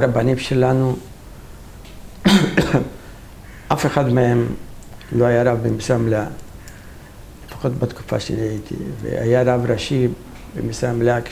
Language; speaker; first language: Hebrew; non-native, fluent; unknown